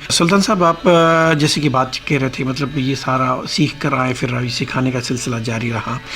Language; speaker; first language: Urdu; non-native, local second language; Sindhi